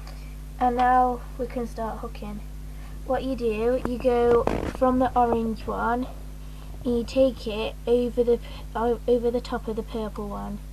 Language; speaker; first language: English; native; English